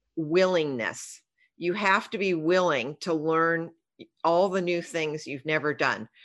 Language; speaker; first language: English; native; English